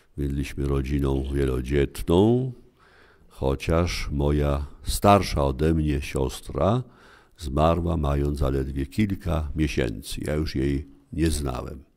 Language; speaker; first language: Polish; native; Polish